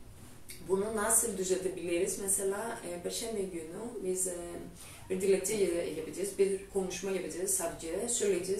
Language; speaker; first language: Turkish; non-native, learner; Greek